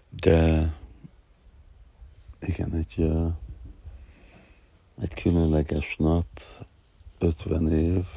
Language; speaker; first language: Hungarian; early bilingual, heritage; Hungarian